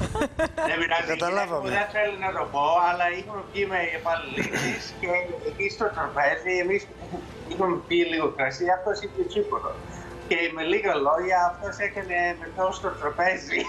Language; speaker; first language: Greek; non-native, fluent; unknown